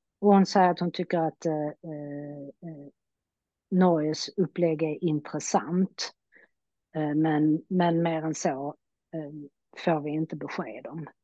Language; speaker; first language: Swedish; native; Swedish